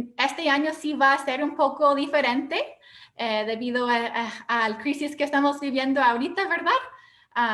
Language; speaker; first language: Spanish; non-native, fluent; English